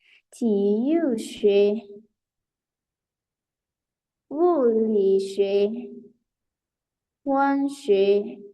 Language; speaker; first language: Chinese; non-native, learner; Lao